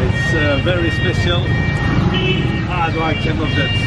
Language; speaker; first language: English; non-native, learner; French